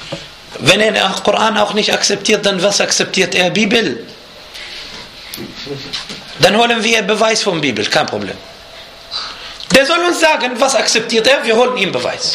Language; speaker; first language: German; non-native, fluent; Arabic